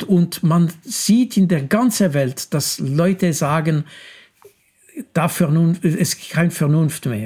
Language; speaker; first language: German; non-native, local second language; French